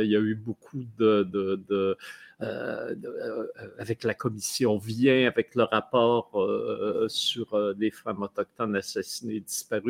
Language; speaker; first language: French; native; French